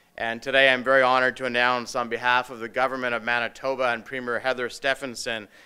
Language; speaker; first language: English; native; English